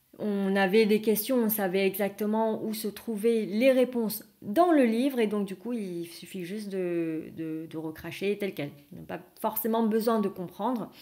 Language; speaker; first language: French; non-native, fluent; Vietnamese